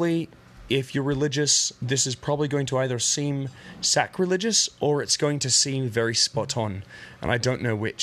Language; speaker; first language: English; native; English